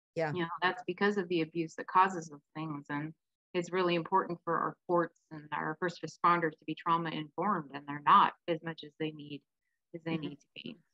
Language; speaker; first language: English; native; English